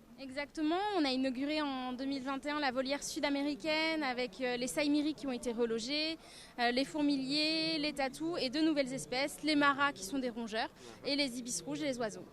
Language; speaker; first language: French; native; French